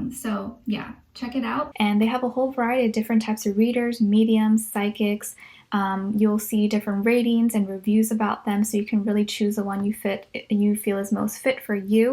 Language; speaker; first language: English; native; English